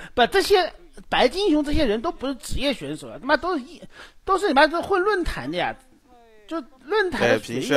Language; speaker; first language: Chinese; native; Chinese